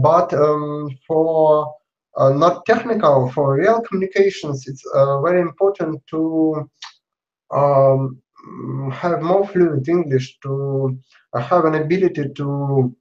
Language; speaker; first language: English; non-native, learner; Russian